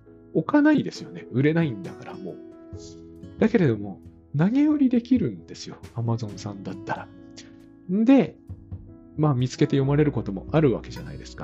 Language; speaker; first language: Japanese; native; Japanese